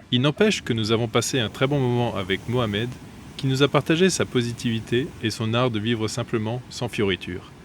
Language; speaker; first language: French; native; French